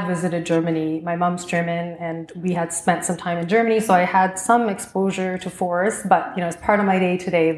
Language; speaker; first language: English; native; English